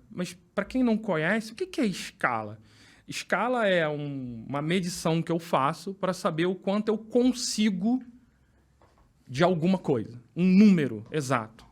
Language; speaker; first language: Portuguese; native; Portuguese